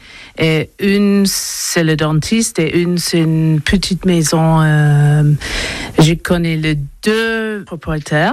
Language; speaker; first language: French; non-native, learner; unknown